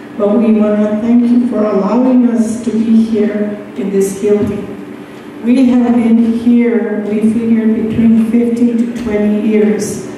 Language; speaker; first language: English; native; English